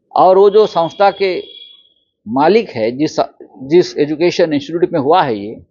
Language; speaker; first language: Hindi; non-native, local second language; Marathi